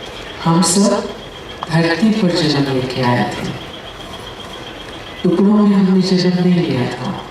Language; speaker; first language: Hindi; native; Hindi